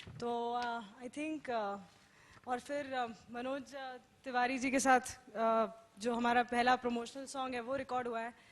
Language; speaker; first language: Hindi; non-native, local second language; Marathi